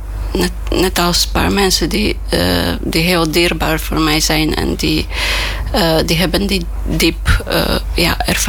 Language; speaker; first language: Dutch; non-native, fluent; Polish